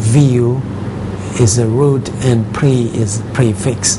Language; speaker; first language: English; non-native, fluent; Thai